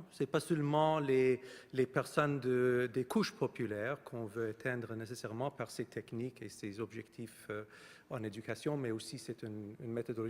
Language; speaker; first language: French; non-native, fluent; Arabic